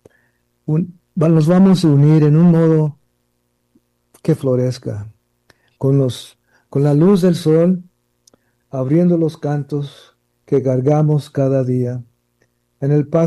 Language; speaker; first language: Spanish; early bilingual, heritage; Spanish